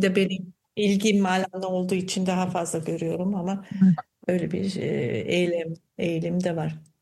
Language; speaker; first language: Turkish; non-native, fluent; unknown